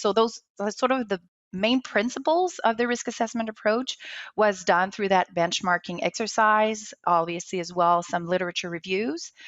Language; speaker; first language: English; non-native, local second language; French